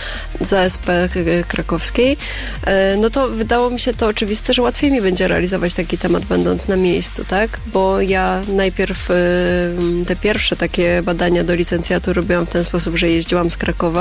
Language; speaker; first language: Polish; native; Polish